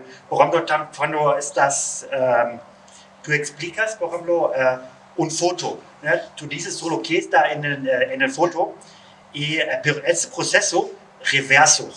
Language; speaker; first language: Spanish; non-native, learner; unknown